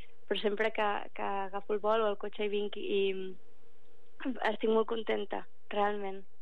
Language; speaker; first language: Catalan; non-native, local second language; English